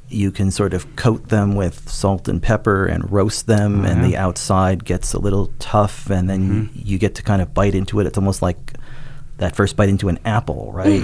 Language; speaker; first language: English; native; English